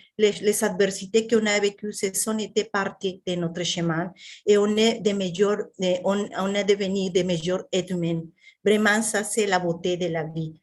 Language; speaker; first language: French; non-native, fluent; Spanish